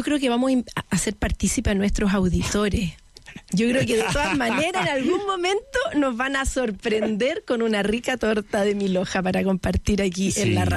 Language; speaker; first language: Spanish; native; Spanish